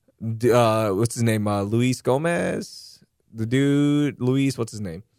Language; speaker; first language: English; early bilingual, other home language; Urdu